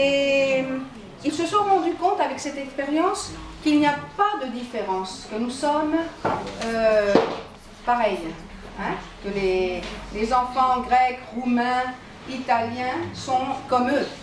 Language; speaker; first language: French; non-native, fluent; Spanish